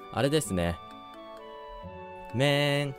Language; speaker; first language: Japanese; native; Japanese